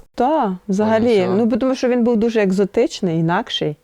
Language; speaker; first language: Ukrainian; native; Ukrainian